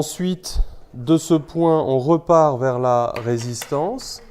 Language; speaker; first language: French; native; French